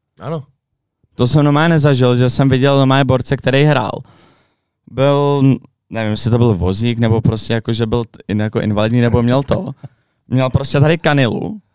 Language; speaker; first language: Czech; native; Czech